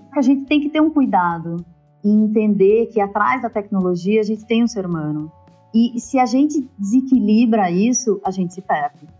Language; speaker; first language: Portuguese; native; Portuguese